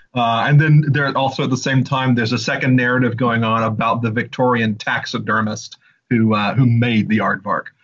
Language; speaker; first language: English; native; English